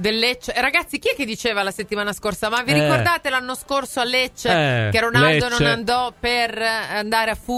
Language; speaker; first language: Italian; native; Italian